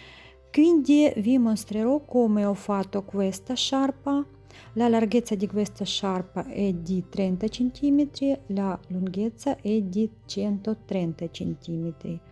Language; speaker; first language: Italian; non-native, learner; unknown